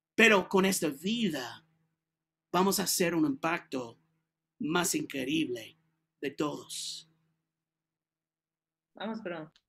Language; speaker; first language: Spanish; non-native, learner; English